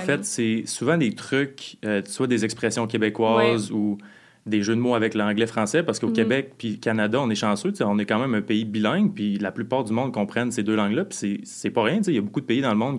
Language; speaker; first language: French; native; French